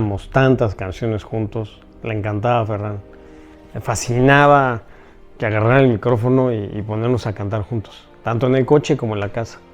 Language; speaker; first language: Spanish; native; Spanish